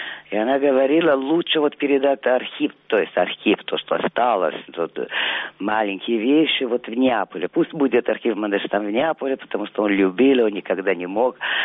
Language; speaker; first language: Russian; non-native, fluent; Italian